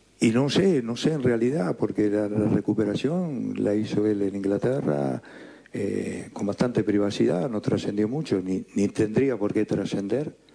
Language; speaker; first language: Spanish; native; Spanish